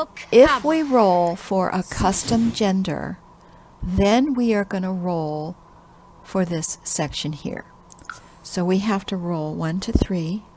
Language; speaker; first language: English; native; English